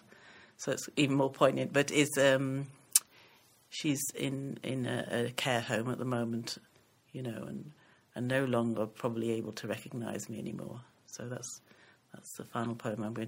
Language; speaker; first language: English; native; English